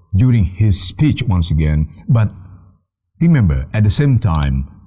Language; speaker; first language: English; non-native, fluent; Indonesian